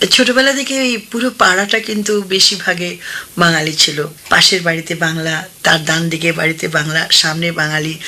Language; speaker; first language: Bangla; early bilingual, other home language; Hindi